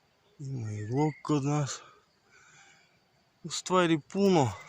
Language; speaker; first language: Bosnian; non-native, learner; Russian